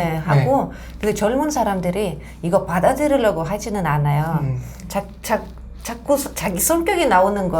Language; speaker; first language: Korean; non-native, fluent; Russian